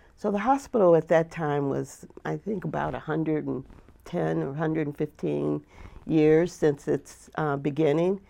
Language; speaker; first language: English; native; English